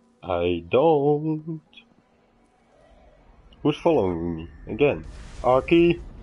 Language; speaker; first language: English; non-native, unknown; Dutch